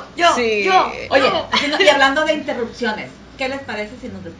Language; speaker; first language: Spanish; native; Spanish